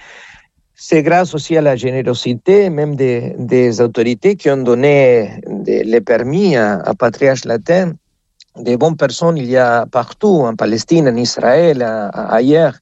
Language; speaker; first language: French; non-native, fluent; Spanish